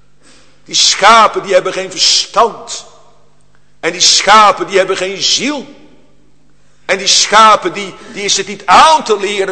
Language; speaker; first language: Dutch; native; Dutch